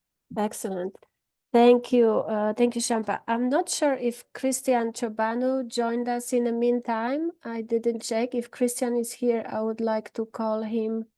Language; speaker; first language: English; non-native, fluent; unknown